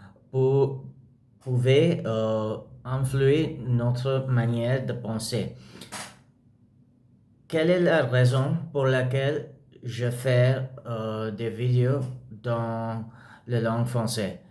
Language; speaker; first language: French; non-native, learner; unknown